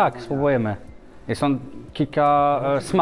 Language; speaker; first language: Polish; non-native, learner; French